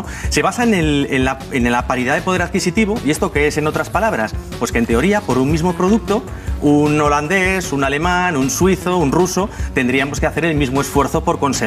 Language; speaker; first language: Spanish; native; Spanish